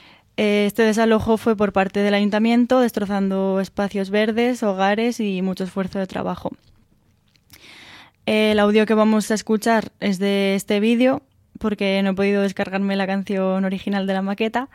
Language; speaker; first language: Spanish; native; Spanish